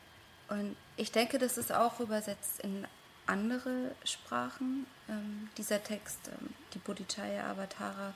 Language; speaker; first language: German; non-native, fluent; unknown